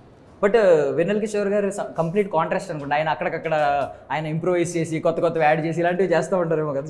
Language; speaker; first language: Telugu; native; Telugu